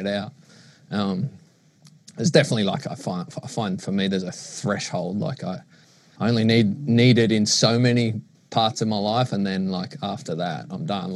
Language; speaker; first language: English; native; English